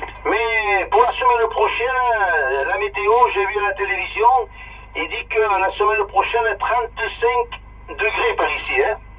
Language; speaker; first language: French; early bilingual, other home language; Spanish